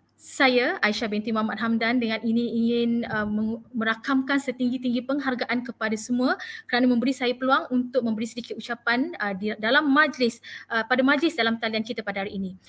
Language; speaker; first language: Malay; native; Malay